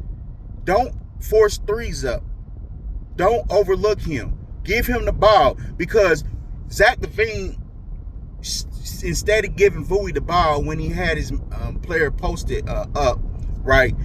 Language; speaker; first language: English; native; English